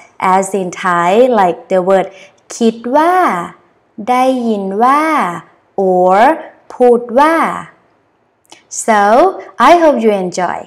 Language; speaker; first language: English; non-native, learner; Thai